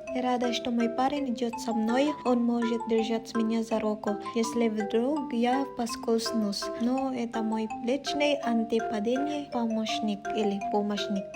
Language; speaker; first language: Russian; non-native, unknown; Waray